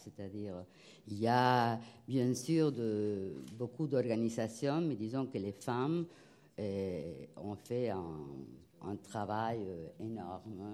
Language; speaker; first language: French; non-native, fluent; Spanish